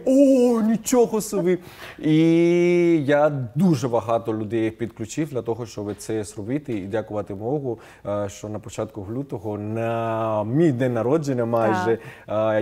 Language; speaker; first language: Ukrainian; non-native, fluent; Spanish